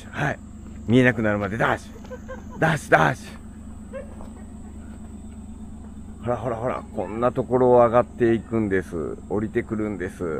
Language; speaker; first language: Japanese; native; Japanese